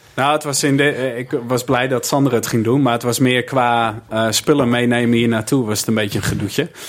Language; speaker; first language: Dutch; native; Dutch